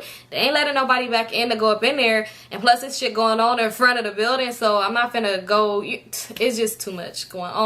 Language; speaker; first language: English; native; English